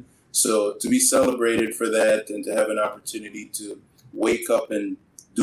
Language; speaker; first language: English; native; English